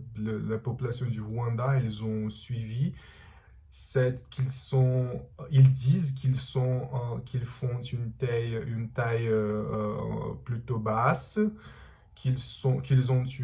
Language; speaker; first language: French; non-native, learner; Portuguese